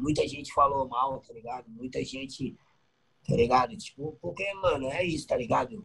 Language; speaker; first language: Portuguese; native; Portuguese